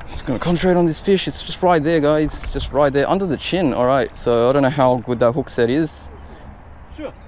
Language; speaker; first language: English; native; English